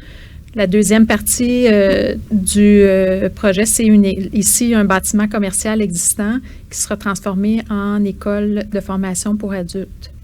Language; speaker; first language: French; native; French